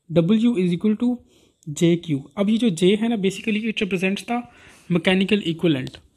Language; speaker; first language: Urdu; non-native, local second language; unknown